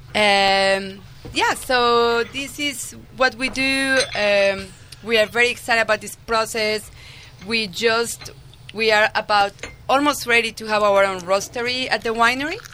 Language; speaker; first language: English; non-native, fluent; Spanish